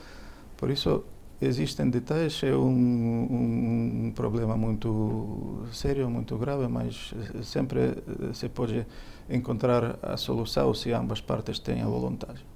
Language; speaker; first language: Portuguese; non-native, fluent; Ukrainian